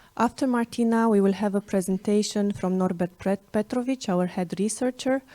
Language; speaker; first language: English; non-native, fluent; Romanian